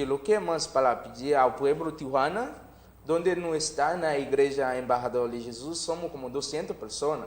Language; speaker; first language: Spanish; non-native, learner; Haitian Creole